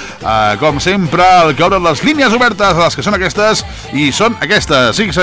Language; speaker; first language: Catalan; native; Catalan